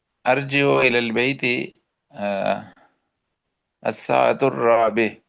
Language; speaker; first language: Arabic; non-native, learner; Urdu